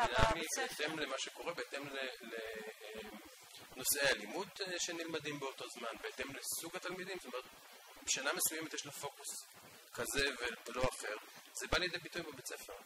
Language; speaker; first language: Hebrew; native; Hebrew